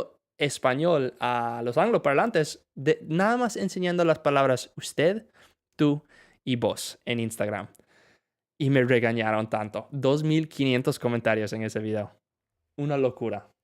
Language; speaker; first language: Spanish; non-native, fluent; English